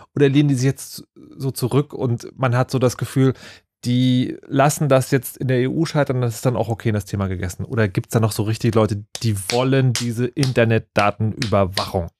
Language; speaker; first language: German; native; German